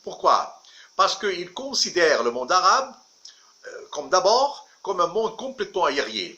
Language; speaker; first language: French; non-native, local second language; Arabic